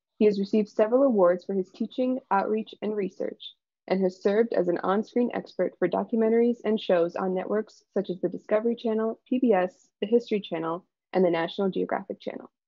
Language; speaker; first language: English; native; English